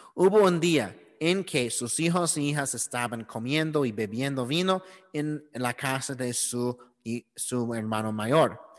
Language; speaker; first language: Spanish; non-native, learner; English